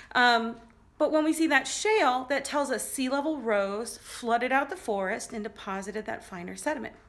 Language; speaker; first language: English; native; English